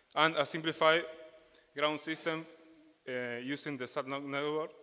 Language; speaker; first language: English; non-native, fluent; Spanish